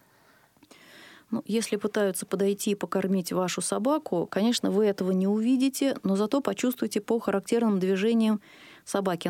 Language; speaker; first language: Russian; native; Russian